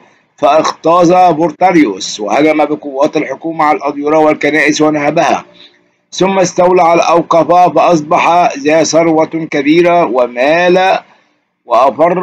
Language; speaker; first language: Arabic; native; Arabic